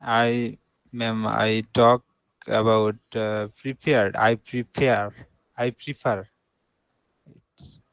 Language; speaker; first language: English; non-native, learner; Bangla